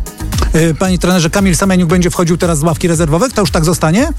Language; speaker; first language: Polish; native; Polish